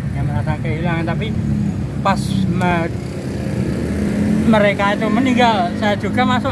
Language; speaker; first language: Indonesian; non-native, local second language; Javanese